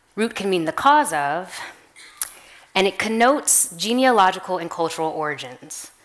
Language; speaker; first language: English; native; English